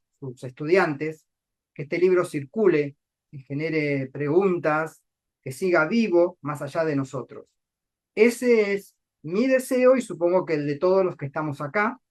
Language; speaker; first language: Spanish; native; Spanish